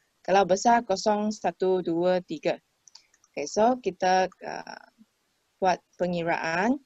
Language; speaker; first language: Malay; non-native, local second language; Chinese